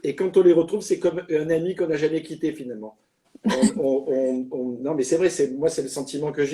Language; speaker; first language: French; native; French